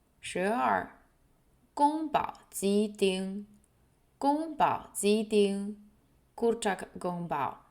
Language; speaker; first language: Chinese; non-native, fluent; Polish